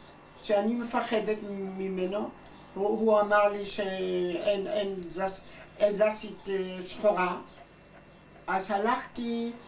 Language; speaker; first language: Hebrew; non-native, fluent; German